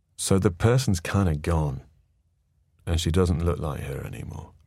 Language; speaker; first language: English; native; English